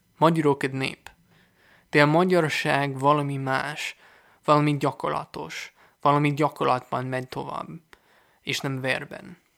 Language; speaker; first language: Hungarian; non-native, fluent; English